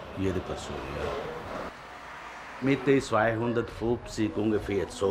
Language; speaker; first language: German; non-native, learner; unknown